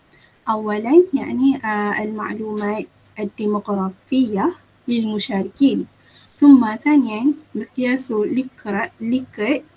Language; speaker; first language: Arabic; non-native, learner; Malay